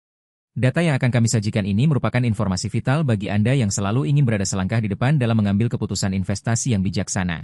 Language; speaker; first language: Indonesian; native; Indonesian